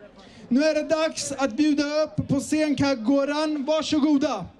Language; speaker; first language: Swedish; early bilingual, other home language; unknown